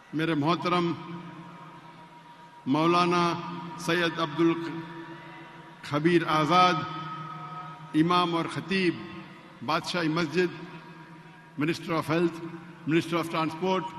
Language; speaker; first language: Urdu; non-native, local second language; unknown